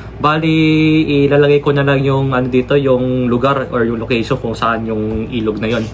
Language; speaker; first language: Filipino; native; Filipino